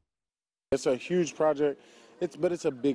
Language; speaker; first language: English; native; English